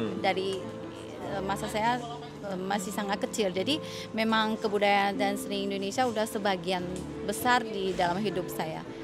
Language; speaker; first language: Indonesian; non-native, fluent; Chinese